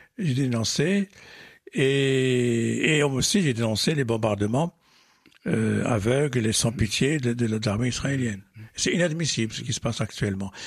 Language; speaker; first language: French; non-native, local second language; Arabic